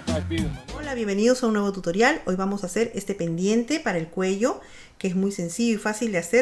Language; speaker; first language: Spanish; native; Spanish